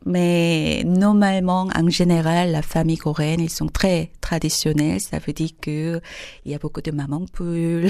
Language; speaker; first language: French; non-native, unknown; Korean